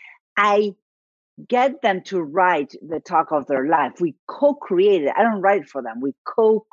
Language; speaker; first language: English; non-native, fluent; Spanish